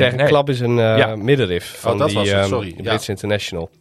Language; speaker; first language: Dutch; native; Dutch